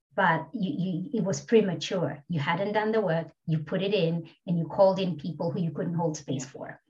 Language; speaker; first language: English; non-native, local second language; Kikuyu